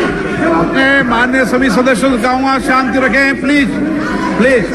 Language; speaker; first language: Hindi; native; Hindi